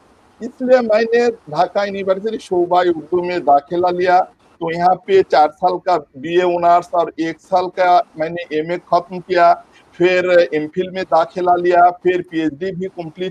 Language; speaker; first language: Urdu; non-native, local second language; Bangla